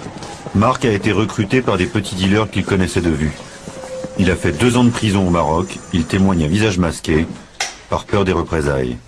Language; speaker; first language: French; native; French